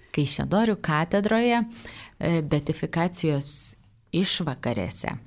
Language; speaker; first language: Lithuanian; native; Lithuanian